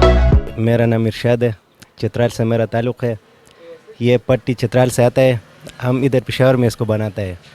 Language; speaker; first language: Hindi; non-native, learner; Khowar